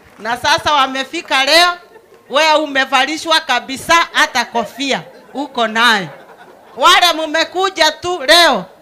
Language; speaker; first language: Swahili; non-native, local second language; Kikuyu